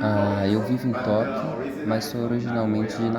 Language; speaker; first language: Portuguese; non-native, fluent; Japanese